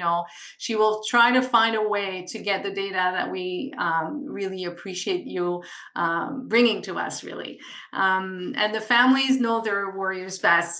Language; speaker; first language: English; non-native, local second language; French